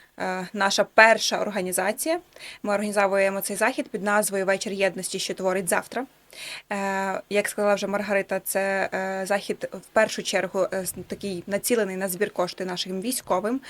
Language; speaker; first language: Ukrainian; native; Ukrainian